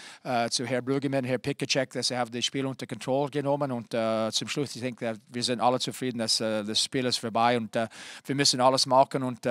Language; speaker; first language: German; non-native, fluent; English